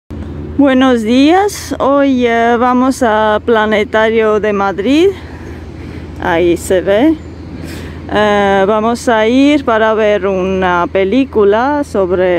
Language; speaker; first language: Spanish; non-native, fluent; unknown